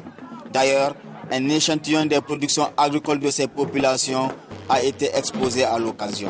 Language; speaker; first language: French; native; French